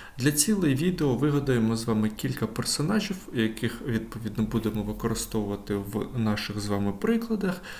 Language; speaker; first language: Ukrainian; native; Ukrainian